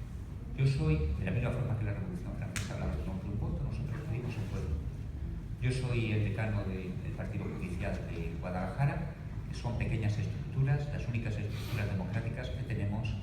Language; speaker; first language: Spanish; native; Spanish